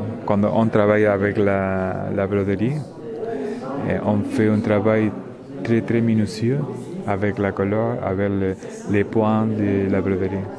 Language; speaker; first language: French; non-native, learner; Spanish